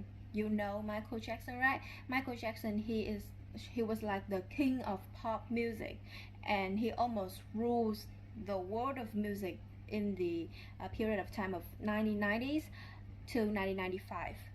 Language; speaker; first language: English; non-native, learner; Vietnamese